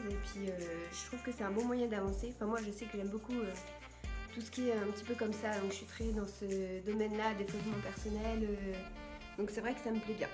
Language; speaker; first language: French; native; French